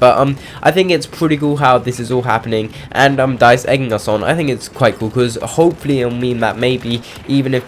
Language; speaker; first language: English; native; English